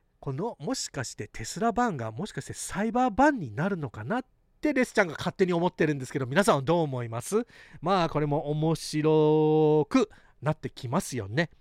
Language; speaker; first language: Japanese; early bilingual, heritage; Japanese